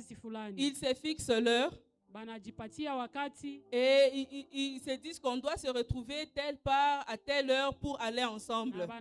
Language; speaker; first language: French; non-native, local second language; Swahili